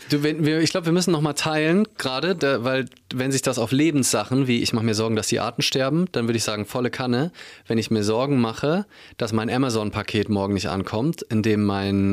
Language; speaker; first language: German; native; German